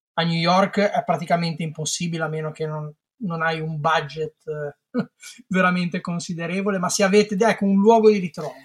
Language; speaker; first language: Italian; native; Italian